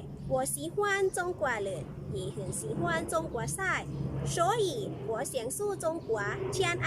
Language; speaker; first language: Chinese; non-native, learner; Lao